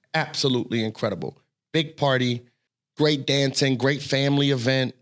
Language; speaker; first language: English; native; English